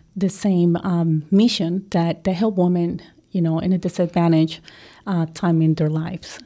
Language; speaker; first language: English; non-native, fluent; Spanish